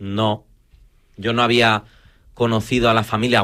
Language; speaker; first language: Spanish; native; Spanish